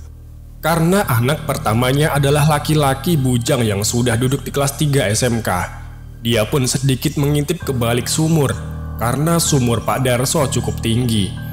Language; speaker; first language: Indonesian; native; Indonesian